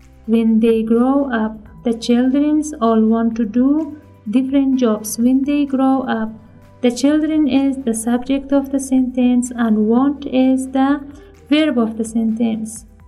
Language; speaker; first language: English; non-native, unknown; Persian